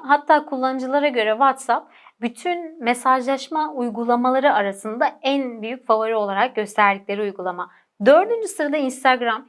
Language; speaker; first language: Turkish; native; Turkish